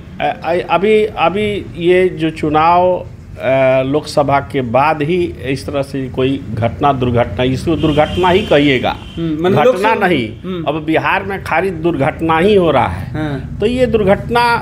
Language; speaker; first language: Hindi; native; Hindi